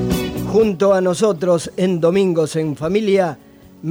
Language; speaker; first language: Spanish; native; Spanish